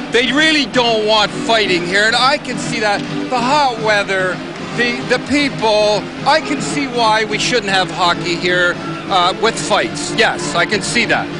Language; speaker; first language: English; native; English